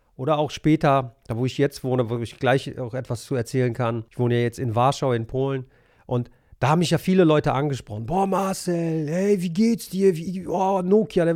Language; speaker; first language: German; early bilingual, other home language; Polish